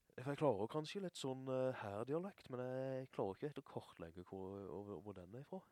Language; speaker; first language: Norwegian; native; Norwegian